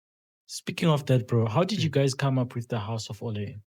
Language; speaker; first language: English; non-native, local second language; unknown